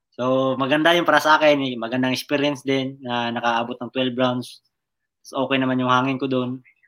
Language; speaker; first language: Filipino; non-native, local second language; Cebuano